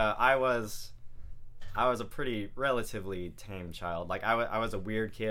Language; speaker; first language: English; native; English